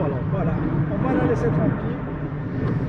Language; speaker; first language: French; native; French